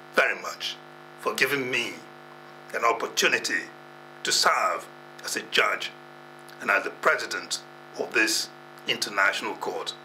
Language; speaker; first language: English; non-native, local second language; Igbo